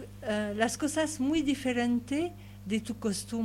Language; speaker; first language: Spanish; non-native, learner; French